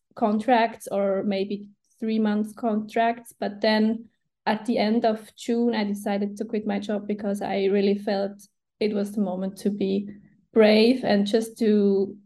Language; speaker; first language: English; non-native, fluent; Swiss German